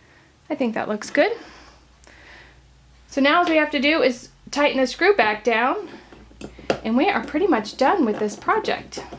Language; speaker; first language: English; native; English